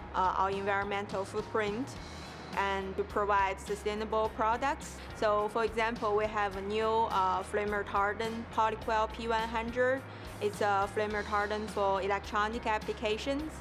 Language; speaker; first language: English; non-native, fluent; Norwegian